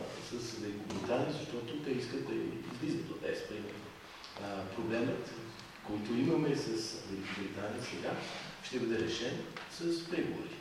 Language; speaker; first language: Bulgarian; non-native, fluent; French